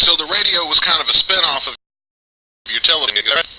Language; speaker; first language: English; native; English